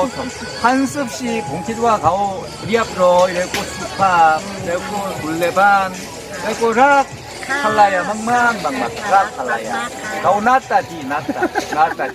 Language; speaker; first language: Thai; non-native, learner; Korean